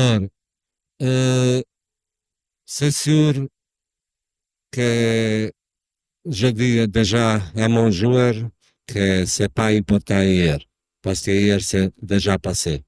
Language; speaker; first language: French; non-native, learner; Croatian